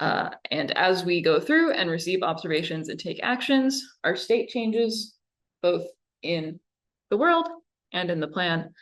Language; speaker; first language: English; native; English